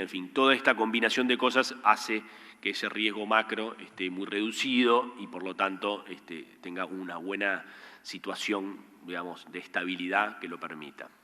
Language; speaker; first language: Spanish; native; Spanish